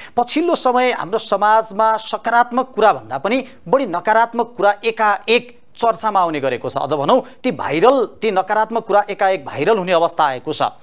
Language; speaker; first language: Nepali; native; Nepali